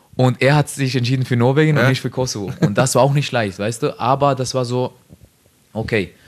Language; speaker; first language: German; non-native, fluent; Norwegian